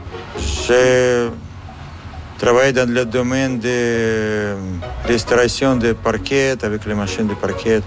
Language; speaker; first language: French; non-native, fluent; Russian